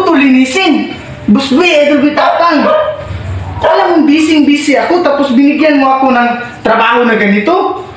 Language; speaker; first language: Filipino; non-native, local second language; Cebuano